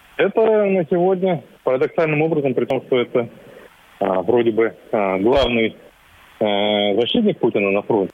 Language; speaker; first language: Russian; native; Russian